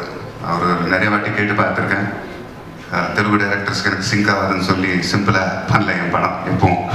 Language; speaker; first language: Tamil; non-native, local second language; Telugu